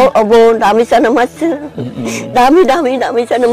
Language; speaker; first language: Filipino; non-native, learner; Vietnamese